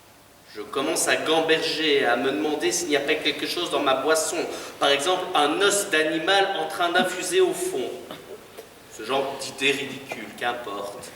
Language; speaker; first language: French; native; French